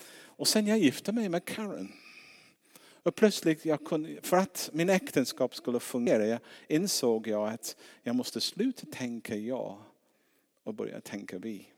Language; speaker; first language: Swedish; non-native, fluent; English